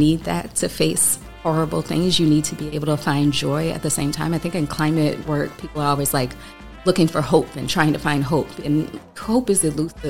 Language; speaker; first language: English; native; English